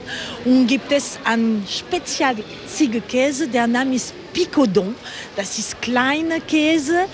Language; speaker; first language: German; non-native, learner; French